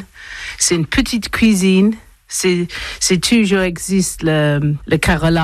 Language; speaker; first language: French; non-native, learner; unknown